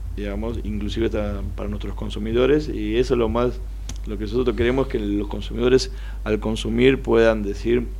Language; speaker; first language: Spanish; native; Spanish